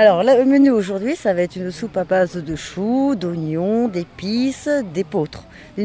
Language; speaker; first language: French; native; French